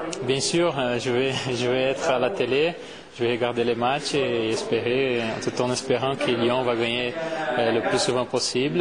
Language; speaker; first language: French; non-native, fluent; Portuguese